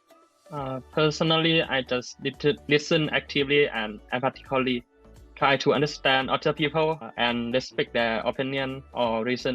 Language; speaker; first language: English; non-native, learner; Thai